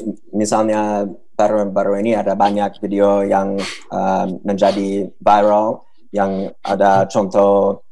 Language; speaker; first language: Indonesian; non-native, fluent; English